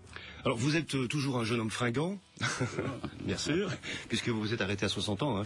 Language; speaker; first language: French; native; French